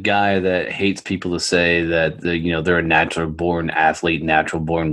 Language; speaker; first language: English; native; English